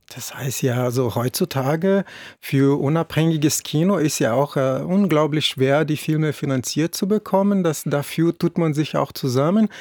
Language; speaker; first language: German; non-native, fluent; Portuguese